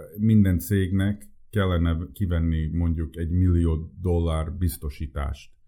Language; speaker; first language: Hungarian; early bilingual, heritage; Hungarian